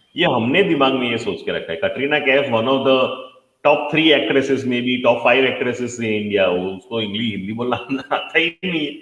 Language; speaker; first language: Hindi; non-native, local second language; Gujarati